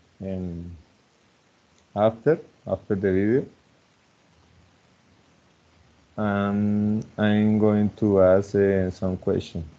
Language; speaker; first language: English; non-native, fluent; Spanish